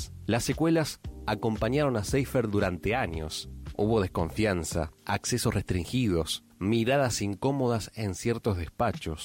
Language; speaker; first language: Spanish; native; Spanish